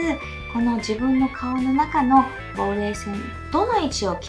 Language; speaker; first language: Japanese; native; Japanese